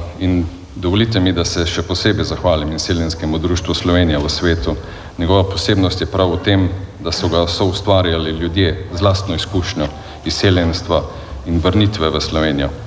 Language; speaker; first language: Slovenian; native; Slovenian